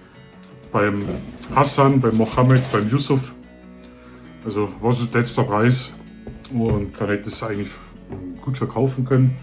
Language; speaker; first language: German; native; German